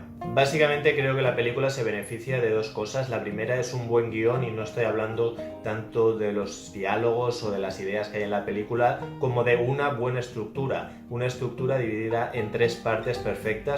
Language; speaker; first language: Spanish; native; Spanish